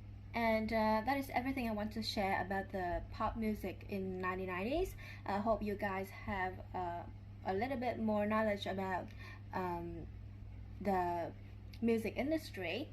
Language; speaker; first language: English; non-native, learner; Vietnamese